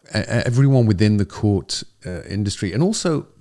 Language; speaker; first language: English; native; English